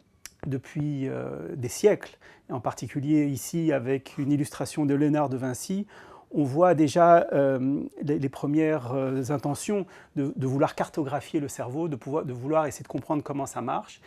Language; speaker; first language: French; native; French